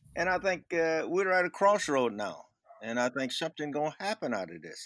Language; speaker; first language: English; native; English